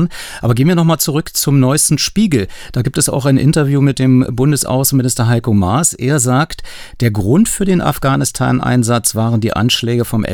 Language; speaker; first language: German; native; German